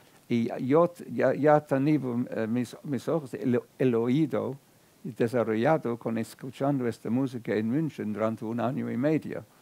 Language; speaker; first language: Spanish; non-native, fluent; English